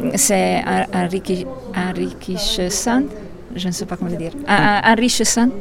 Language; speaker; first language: French; non-native, fluent; Italian